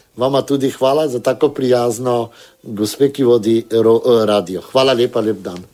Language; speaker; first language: Slovenian; non-native, local second language; Romany